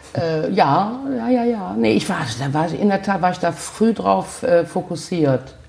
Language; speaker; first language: German; native; German